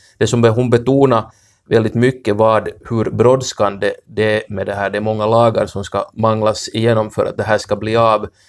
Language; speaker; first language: Swedish; native; Swedish